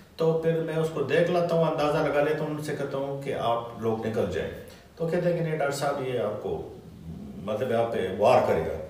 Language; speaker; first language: Urdu; non-native, local second language; Pashto